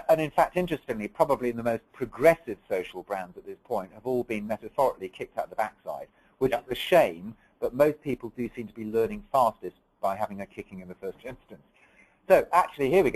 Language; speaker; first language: English; native; English